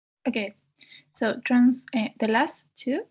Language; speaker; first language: English; non-native, fluent; Spanish